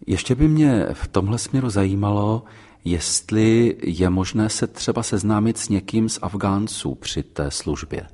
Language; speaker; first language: Czech; native; Czech